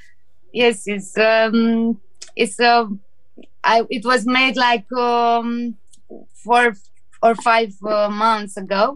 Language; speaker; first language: English; non-native, learner; Romanian